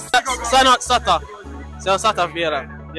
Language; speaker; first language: Finnish; non-native, learner; English